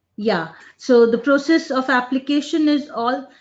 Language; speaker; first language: English; non-native, local second language; Hindi